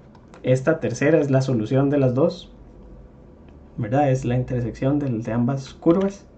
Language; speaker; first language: Spanish; native; Spanish